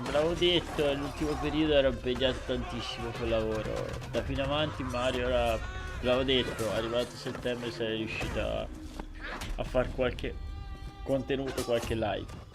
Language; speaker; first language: Italian; native; Italian